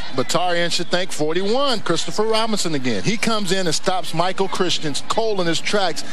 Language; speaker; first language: English; native; English